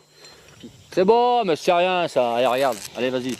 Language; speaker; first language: French; native; French